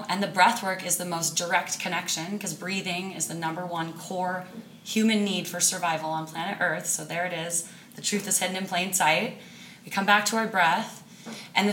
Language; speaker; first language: English; native; English